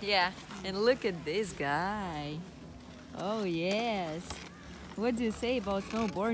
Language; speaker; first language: English; non-native, learner; Russian